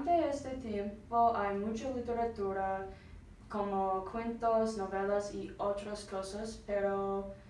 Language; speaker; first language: Spanish; non-native, learner; English